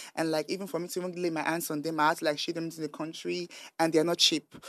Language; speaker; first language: English; non-native, local second language; Yoruba